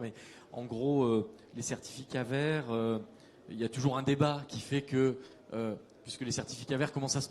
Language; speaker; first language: French; native; French